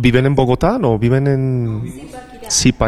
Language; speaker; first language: Spanish; non-native, fluent; Polish